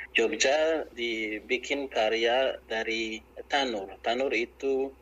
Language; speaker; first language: Indonesian; non-native, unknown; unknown